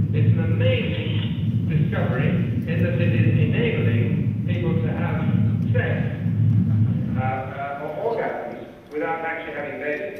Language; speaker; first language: English; native; English